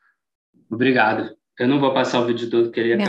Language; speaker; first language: Portuguese; native; Portuguese